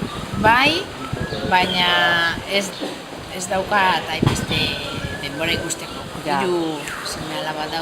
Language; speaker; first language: Basque; non-native, local second language; Spanish